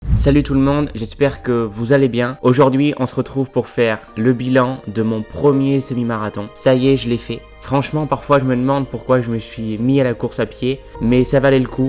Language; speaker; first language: French; native; French